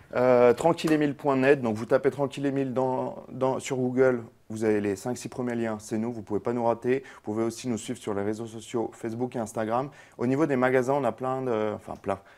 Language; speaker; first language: French; native; French